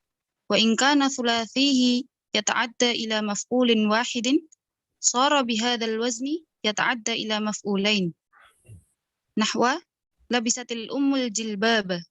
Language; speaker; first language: Arabic; non-native, learner; Indonesian